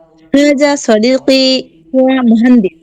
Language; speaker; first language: Arabic; non-native, learner; Bangla